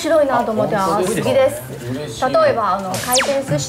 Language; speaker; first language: Japanese; non-native, learner; Chinese